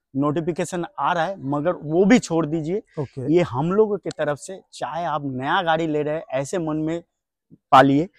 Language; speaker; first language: Hindi; non-native, local second language; Bangla